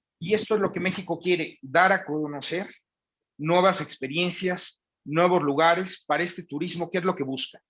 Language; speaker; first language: Spanish; native; Spanish